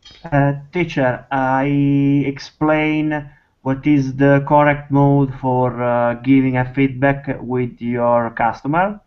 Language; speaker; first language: English; non-native, learner; Italian